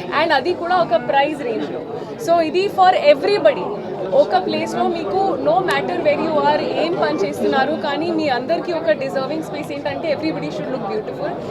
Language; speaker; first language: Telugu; non-native, fluent; Hindi